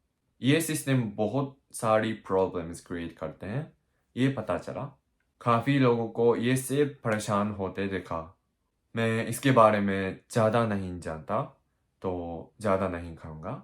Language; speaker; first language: Hindi; non-native, learner; Japanese